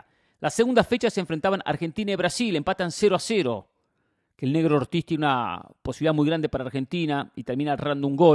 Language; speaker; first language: Spanish; native; Spanish